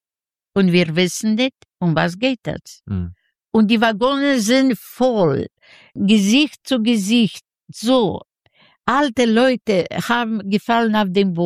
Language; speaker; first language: German; non-native, fluent; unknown